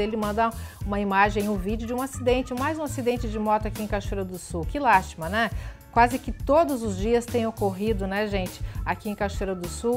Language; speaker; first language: Portuguese; native; Portuguese